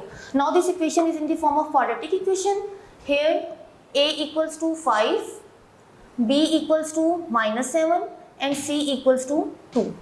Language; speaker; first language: English; non-native, local second language; Urdu